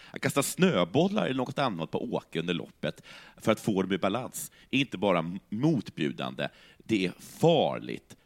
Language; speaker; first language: Swedish; native; Swedish